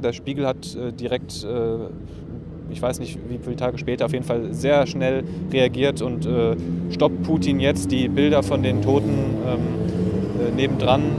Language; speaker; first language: German; native; German